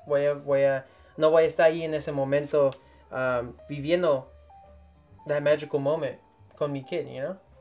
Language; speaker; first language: Spanish; early bilingual, heritage; Spanish